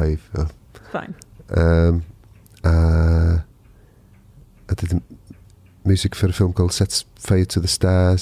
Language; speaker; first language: English; non-native, local second language; Welsh